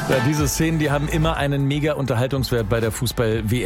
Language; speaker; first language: German; native; German